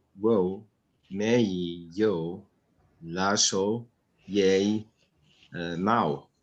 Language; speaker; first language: Chinese; non-native, learner; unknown